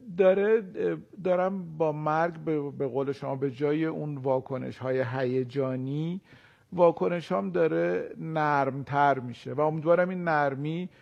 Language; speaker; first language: Persian; native; Persian